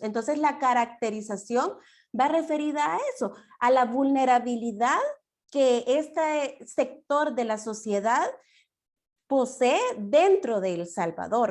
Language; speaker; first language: Spanish; native; Spanish